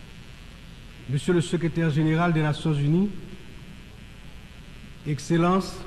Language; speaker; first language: French; non-native, local second language; Haitian Creole